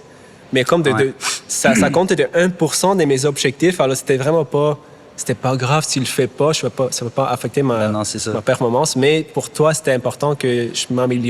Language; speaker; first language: French; non-native, fluent; German